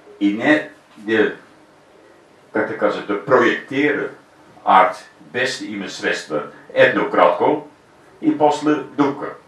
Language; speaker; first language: Bulgarian; non-native, learner; Dutch